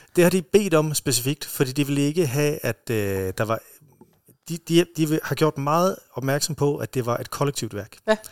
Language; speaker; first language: Danish; early bilingual, heritage; Danish